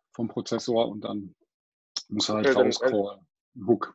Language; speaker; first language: German; non-native, fluent; English